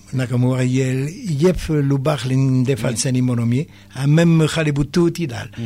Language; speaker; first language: Wolof; native; Wolof